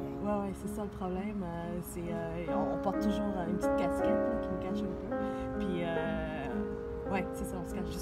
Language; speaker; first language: French; non-native, fluent; Spanish